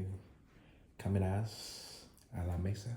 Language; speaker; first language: Spanish; non-native, learner; English